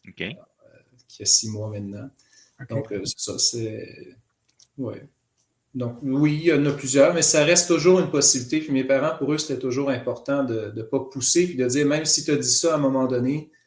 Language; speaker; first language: French; native; French